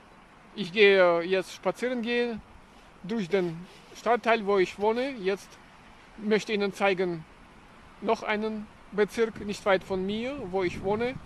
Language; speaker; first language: German; non-native, fluent; Russian